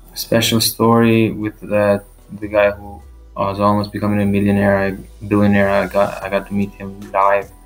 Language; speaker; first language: English; non-native, fluent; Albanian